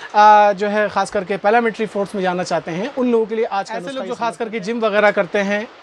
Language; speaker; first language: Hindi; native; Hindi